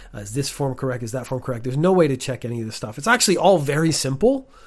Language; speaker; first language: English; native; English